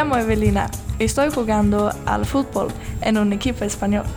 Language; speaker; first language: Spanish; non-native, learner; Swedish